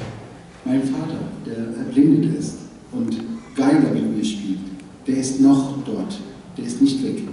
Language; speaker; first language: German; non-native, learner; Arabic